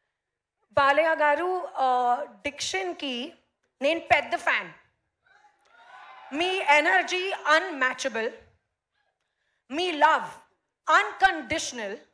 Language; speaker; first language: Telugu; non-native, learner; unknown